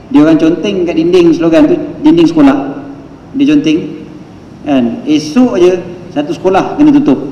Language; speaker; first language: Malay; native; Malay